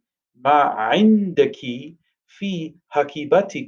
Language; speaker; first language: Arabic; non-native, fluent; English